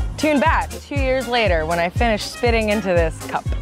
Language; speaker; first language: English; native; English